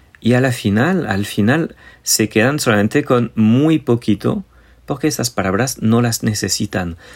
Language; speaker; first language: Spanish; non-native, fluent; French